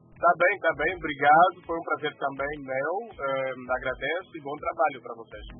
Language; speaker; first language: Portuguese; native; Portuguese